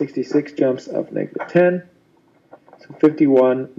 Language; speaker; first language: English; native; English